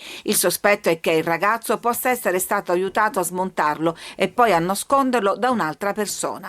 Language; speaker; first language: Italian; native; Italian